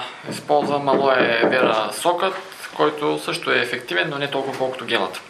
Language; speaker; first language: Bulgarian; native; Bulgarian